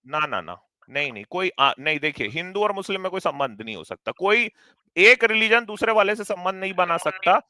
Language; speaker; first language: Hindi; native; Hindi